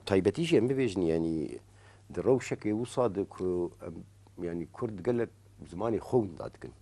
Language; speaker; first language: Kurdish; native; Kurdish